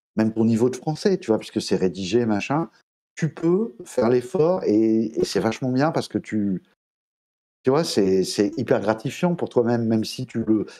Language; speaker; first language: French; native; French